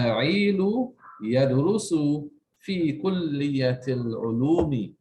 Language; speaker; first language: Arabic; non-native, fluent; English